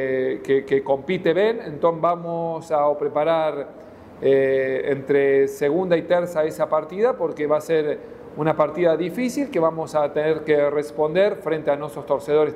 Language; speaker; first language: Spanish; non-native, fluent; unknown